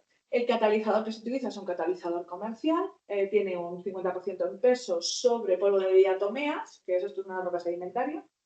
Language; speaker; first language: Spanish; native; Spanish